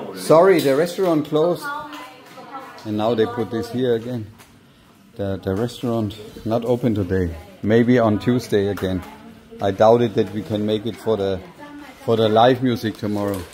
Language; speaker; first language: English; non-native, learner; German